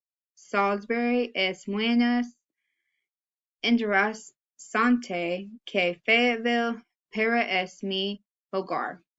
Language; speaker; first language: Spanish; non-native, learner; English